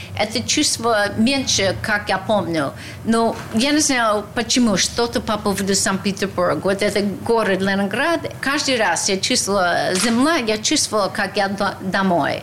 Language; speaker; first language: Russian; non-native, learner; English